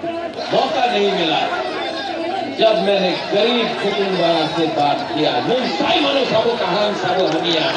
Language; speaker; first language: Hindi; non-native, local second language; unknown